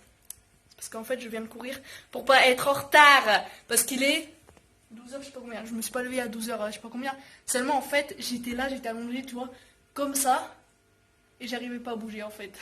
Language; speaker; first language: French; native; French